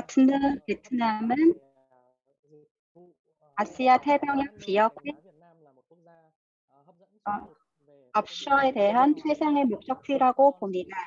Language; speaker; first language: Korean; non-native, fluent; Vietnamese